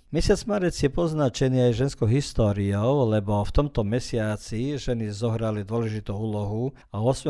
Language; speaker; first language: Slovak; early bilingual, heritage; Slovak